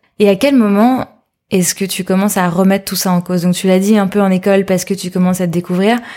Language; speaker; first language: French; native; French